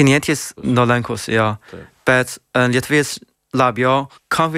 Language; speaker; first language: Lithuanian; non-native, learner; Chinese